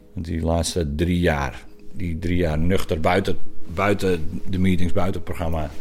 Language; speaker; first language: Dutch; native; Dutch